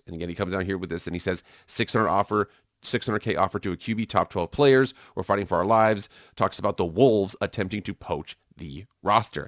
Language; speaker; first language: English; native; English